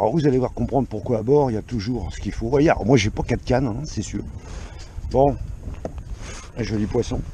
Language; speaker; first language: French; native; French